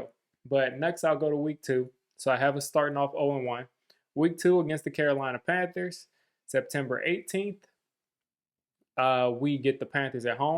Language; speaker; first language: English; native; English